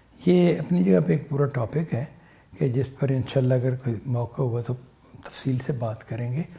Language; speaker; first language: Urdu; non-native, local second language; Punjabi